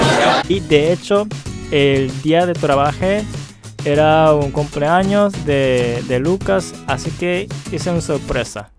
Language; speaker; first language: Spanish; non-native, fluent; Japanese